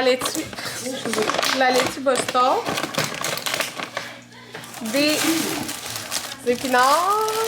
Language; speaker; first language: French; native; French